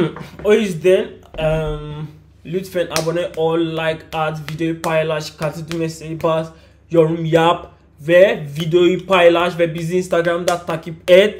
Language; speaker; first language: Turkish; non-native, learner; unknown